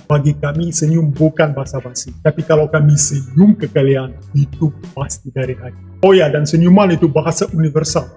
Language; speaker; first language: Indonesian; non-native, fluent; Russian